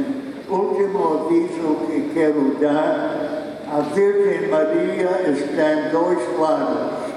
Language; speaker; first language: Portuguese; non-native, fluent; English